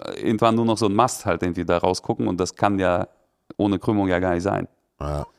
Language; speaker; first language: German; early bilingual, other home language; Russian